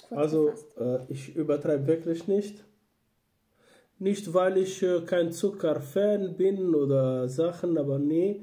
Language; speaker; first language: German; non-native, learner; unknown